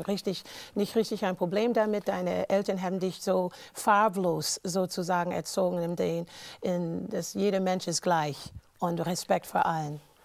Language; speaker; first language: German; non-native, fluent; English